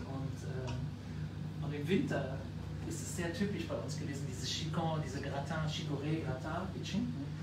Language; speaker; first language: German; non-native, local second language; Luxembourgish